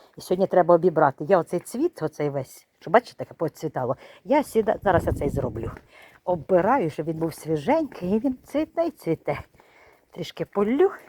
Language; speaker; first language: Ukrainian; native; Ukrainian